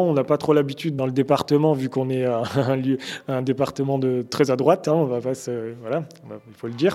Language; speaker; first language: French; native; French